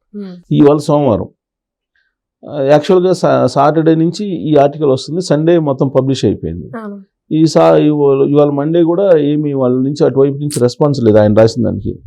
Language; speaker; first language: Telugu; native; Telugu